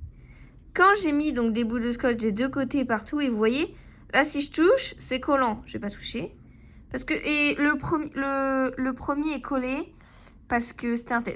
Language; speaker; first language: French; native; French